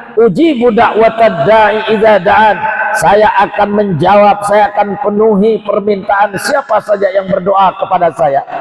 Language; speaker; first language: Malay; non-native, local second language; Sasak